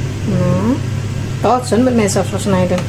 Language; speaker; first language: German; non-native, learner; Indonesian